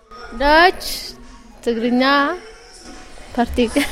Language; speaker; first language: German; non-native, learner; Tigrinya